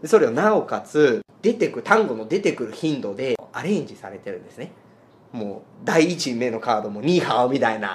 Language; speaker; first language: Japanese; non-native, fluent; Spanish